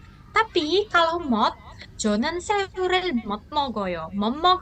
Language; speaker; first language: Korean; non-native, fluent; Indonesian